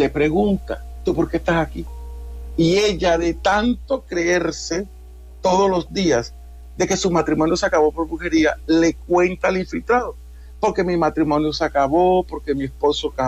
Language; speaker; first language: Spanish; native; Spanish